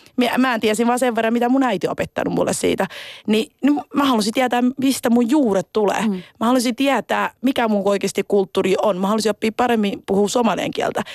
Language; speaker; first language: Finnish; early bilingual, other home language; Somali